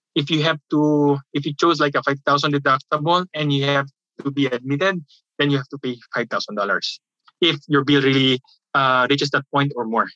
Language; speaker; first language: English; non-native, local second language; Filipino